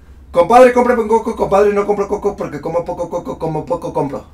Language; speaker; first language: Spanish; native; Spanish